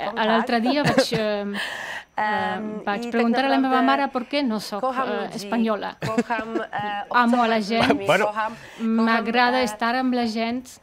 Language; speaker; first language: Catalan; non-native, learner; Polish